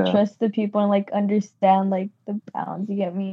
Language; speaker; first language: English; non-native, fluent; Spanish